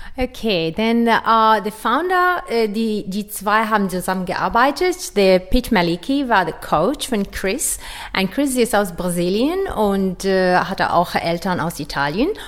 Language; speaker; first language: German; non-native, learner; Arabic